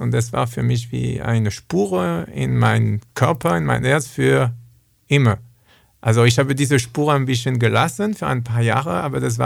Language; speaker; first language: German; non-native, learner; French